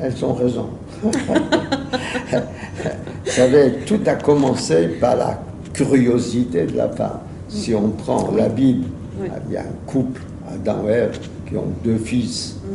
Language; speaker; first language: French; non-native, fluent; Yiddish